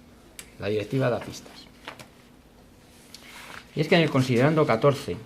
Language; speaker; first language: Spanish; native; Spanish